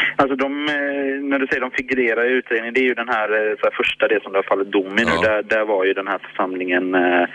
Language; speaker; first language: Swedish; native; Swedish